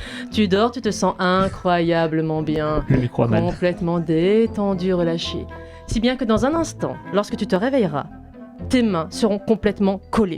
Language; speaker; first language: French; native; French